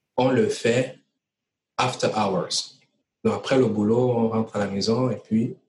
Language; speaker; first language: French; native; French